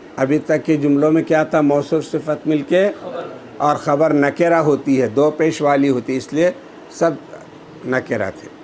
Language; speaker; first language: Urdu; native; Urdu